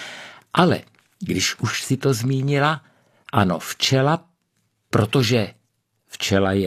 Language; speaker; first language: Czech; native; Czech